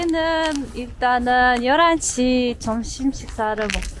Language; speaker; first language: Korean; non-native, fluent; Arabic